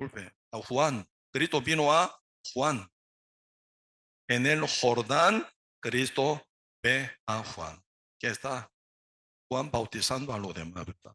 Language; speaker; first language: Spanish; non-native, learner; Korean